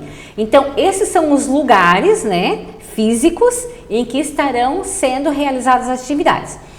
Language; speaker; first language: Portuguese; native; Portuguese